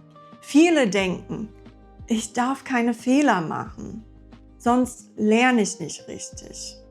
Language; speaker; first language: German; non-native, fluent; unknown